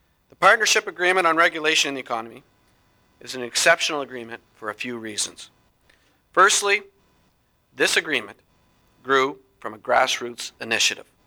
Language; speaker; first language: English; native; English